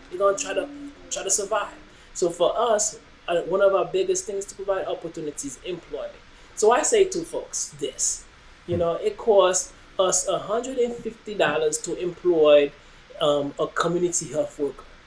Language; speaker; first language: English; early bilingual, other home language; Haitian Creole